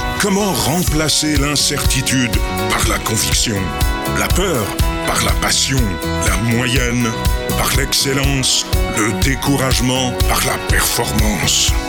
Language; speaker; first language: French; native; French